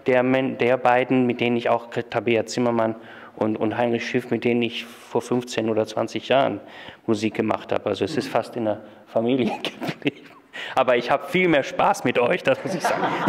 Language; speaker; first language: German; native; German